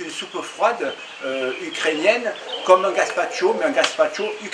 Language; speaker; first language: French; native; French